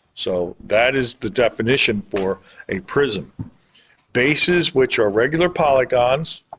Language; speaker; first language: English; native; English